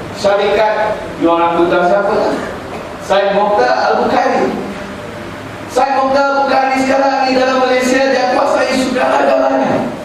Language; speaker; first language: Malay; non-native, local second language; Chinese